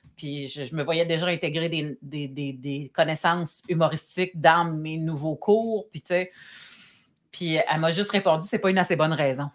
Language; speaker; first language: French; native; French